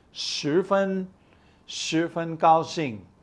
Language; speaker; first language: Chinese; non-native, fluent; English